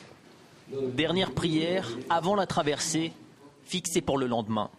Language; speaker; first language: French; native; French